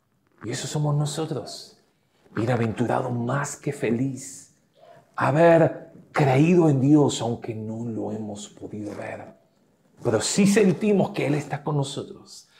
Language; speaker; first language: Spanish; native; Spanish